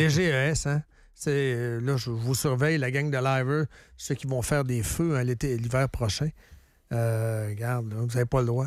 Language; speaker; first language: French; native; French